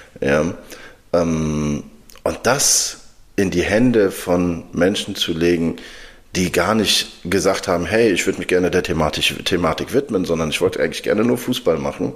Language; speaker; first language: German; early bilingual, other home language; Arabic